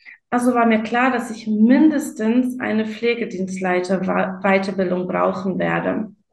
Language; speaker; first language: German; non-native, fluent; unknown